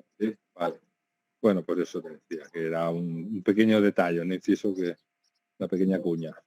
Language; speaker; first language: Spanish; non-native, local second language; Catalan